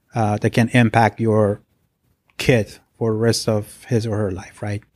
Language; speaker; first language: English; non-native, fluent; Persian